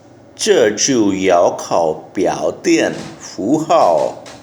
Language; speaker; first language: Chinese; non-native, learner; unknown